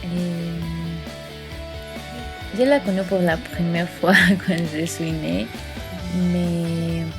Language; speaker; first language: French; non-native, learner; Spanish